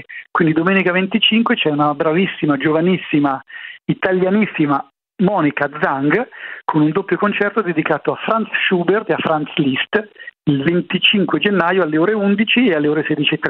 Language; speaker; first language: Italian; native; Italian